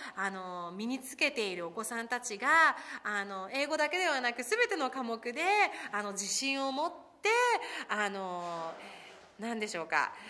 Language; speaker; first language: Japanese; early bilingual, other home language; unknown